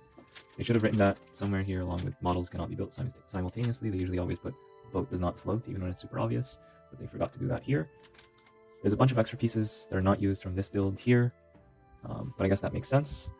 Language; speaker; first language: English; native; English